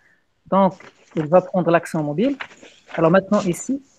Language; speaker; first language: French; non-native, local second language; Arabic